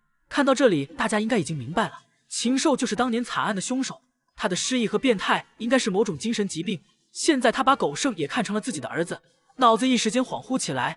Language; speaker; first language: Chinese; native; Chinese